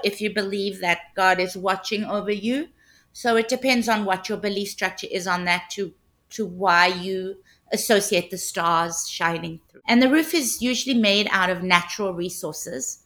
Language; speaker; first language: English; native; English